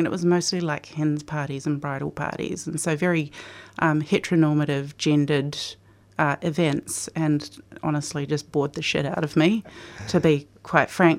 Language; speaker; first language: English; native; English